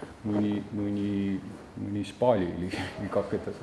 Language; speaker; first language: Russian; non-native, fluent; Estonian